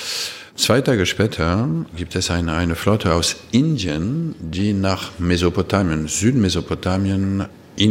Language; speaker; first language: German; non-native, fluent; French